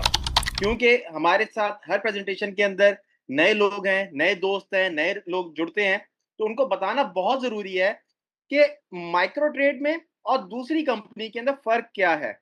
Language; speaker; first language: Hindi; native; Hindi